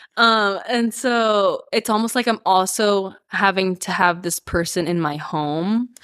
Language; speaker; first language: English; early bilingual, other home language; Spanish